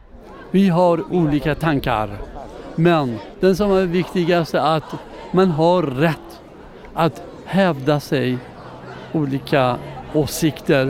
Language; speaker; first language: Swedish; non-native, learner; Persian